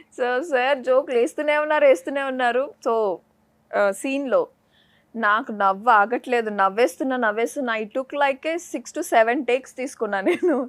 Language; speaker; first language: Telugu; native; Telugu